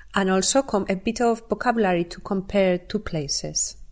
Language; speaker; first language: English; non-native, fluent; Spanish